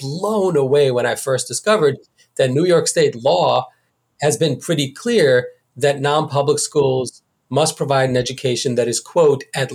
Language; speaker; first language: English; native; English